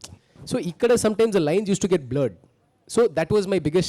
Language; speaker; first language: Telugu; early bilingual, heritage; Telugu